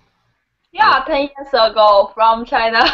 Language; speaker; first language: English; non-native, learner; Chinese